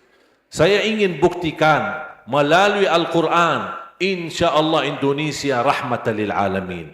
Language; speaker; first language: Indonesian; non-native, fluent; Arabic